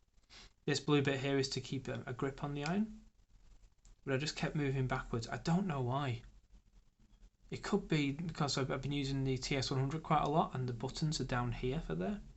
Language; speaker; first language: English; native; English